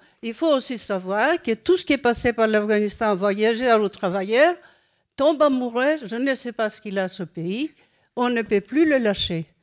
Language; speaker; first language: French; non-native, fluent; Greek